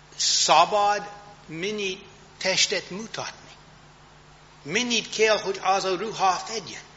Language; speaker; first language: Hungarian; non-native, fluent; English